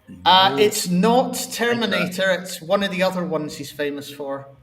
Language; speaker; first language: English; native; English